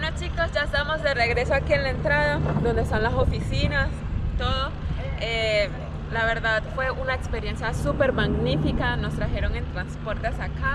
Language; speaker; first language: Spanish; native; Spanish